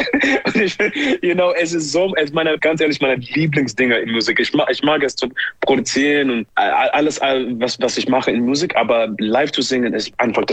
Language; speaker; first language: German; non-native, fluent; English